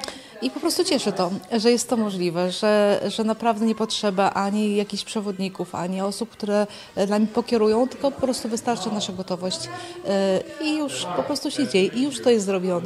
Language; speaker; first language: Polish; native; Polish